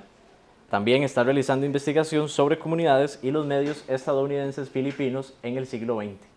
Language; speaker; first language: Spanish; native; Spanish